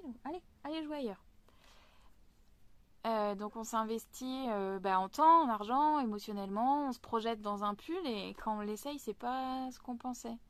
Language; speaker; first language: French; native; French